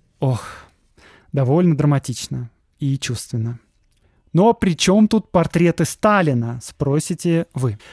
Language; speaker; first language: Russian; native; Russian